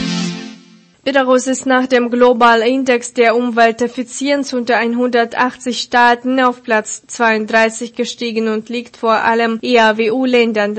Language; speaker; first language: German; non-native, fluent; Russian